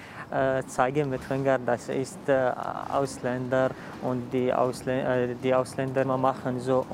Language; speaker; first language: German; non-native, learner; Arabic